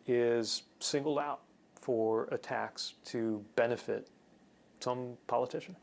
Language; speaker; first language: English; native; English